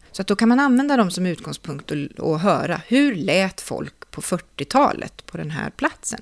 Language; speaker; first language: Swedish; native; Swedish